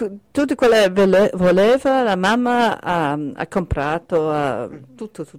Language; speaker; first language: Italian; non-native, fluent; English